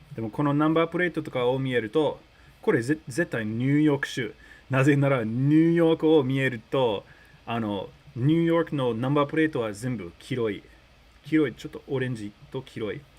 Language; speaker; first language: Japanese; early bilingual, other home language; English